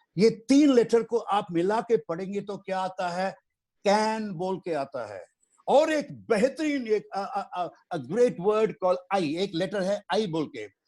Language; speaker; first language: Hindi; non-native, local second language; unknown